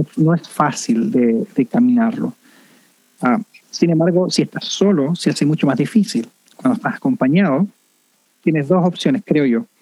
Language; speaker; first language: Spanish; native; Spanish